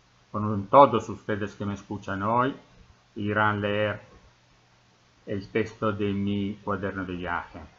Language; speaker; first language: Spanish; non-native, fluent; Italian